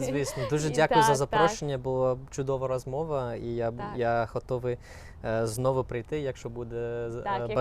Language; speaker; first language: Ukrainian; non-native, fluent; English